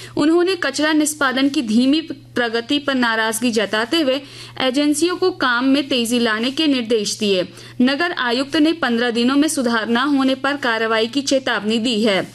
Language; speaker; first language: Hindi; native; Hindi